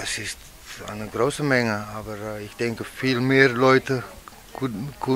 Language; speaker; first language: German; non-native, learner; Dutch